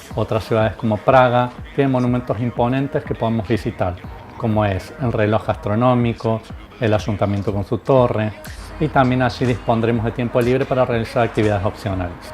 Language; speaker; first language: Spanish; native; Spanish